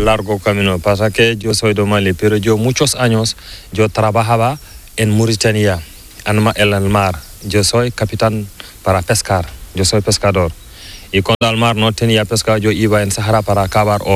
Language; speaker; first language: Spanish; non-native, learner; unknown